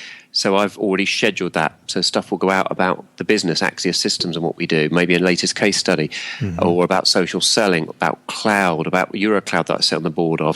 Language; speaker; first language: English; native; English